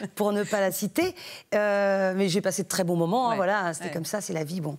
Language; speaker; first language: French; native; French